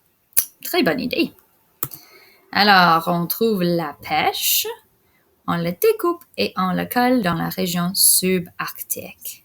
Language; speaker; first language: French; non-native, local second language; English